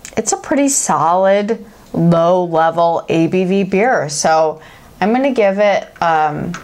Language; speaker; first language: English; native; English